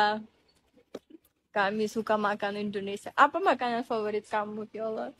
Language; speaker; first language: Indonesian; non-native, learner; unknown